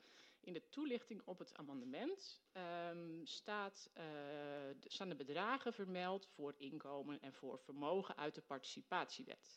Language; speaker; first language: Dutch; native; Dutch